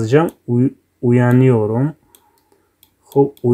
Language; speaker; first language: Turkish; non-native, fluent; Tajik